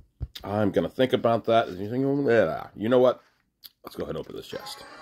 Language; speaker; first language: English; native; English